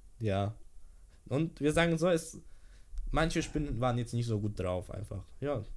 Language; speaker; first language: German; early bilingual, other home language; Polish